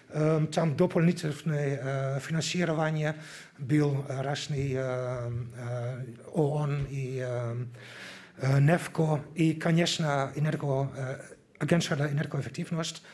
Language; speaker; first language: Russian; non-native, learner; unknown